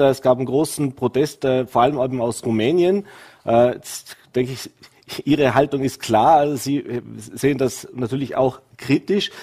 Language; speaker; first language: German; native; German